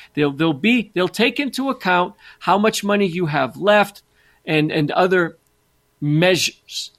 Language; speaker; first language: English; native; English